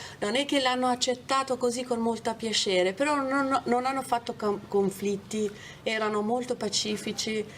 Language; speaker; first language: Italian; non-native, fluent; Albanian